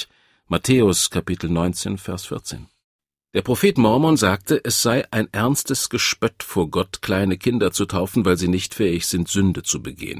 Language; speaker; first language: German; native; German